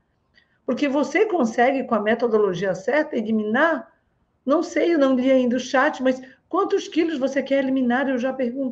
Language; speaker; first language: Portuguese; native; Portuguese